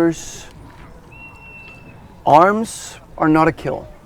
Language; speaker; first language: English; non-native, fluent; Danish